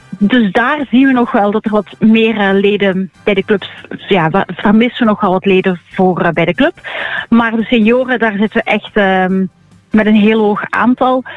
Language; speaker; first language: Dutch; native; Dutch